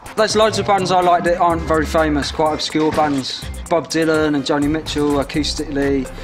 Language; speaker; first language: English; native; English